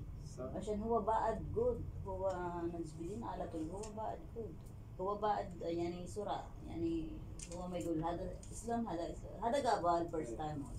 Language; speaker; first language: Arabic; non-native, learner; Filipino